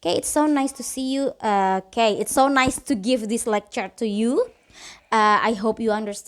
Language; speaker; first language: English; non-native, fluent; Indonesian